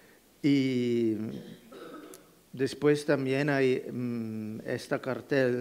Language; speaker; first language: Spanish; non-native, fluent; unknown